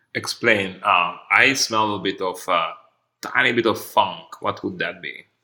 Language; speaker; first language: English; non-native, fluent; Hungarian